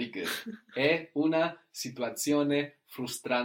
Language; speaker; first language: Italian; non-native, fluent; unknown